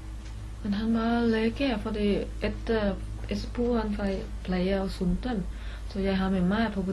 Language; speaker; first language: Norwegian; non-native, learner; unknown